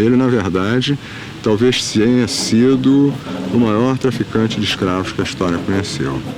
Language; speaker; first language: Portuguese; native; Portuguese